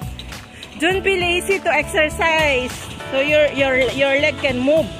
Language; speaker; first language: English; non-native, learner; Filipino